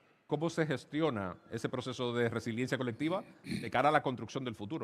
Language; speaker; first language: Spanish; native; Spanish